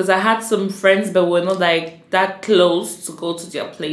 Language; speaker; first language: English; native; English